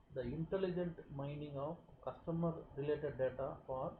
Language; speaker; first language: English; non-native, local second language; Tamil